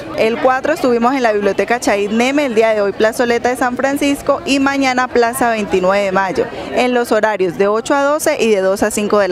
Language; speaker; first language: Spanish; native; Spanish